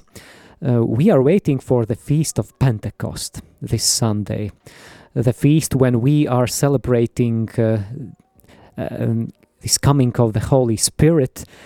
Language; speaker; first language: English; non-native, fluent; Latvian